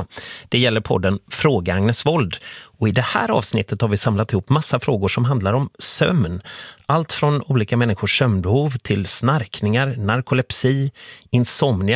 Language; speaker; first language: Swedish; native; Swedish